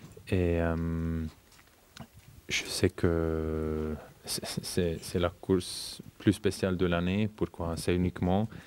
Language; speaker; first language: French; non-native, fluent; German